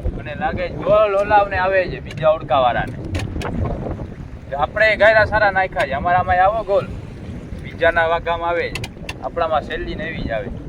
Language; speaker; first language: Gujarati; non-native, local second language; Kachhi